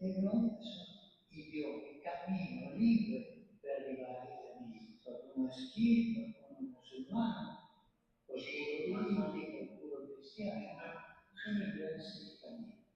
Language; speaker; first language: Italian; non-native, fluent; Spanish